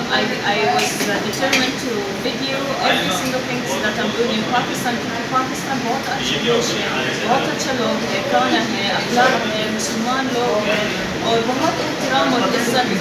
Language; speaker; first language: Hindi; non-native, learner; Arabic